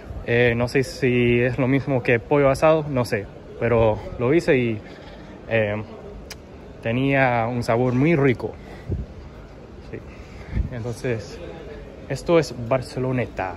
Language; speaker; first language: Spanish; early bilingual, heritage; English